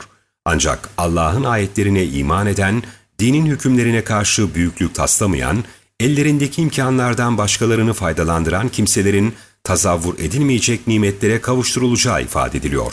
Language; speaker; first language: Turkish; native; Turkish